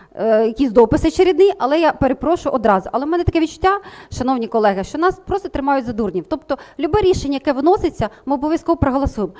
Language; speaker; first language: Ukrainian; native; Ukrainian